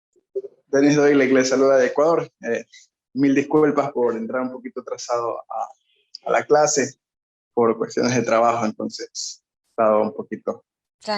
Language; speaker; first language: Spanish; native; Spanish